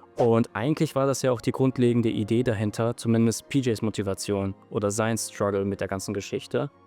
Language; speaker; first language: German; native; German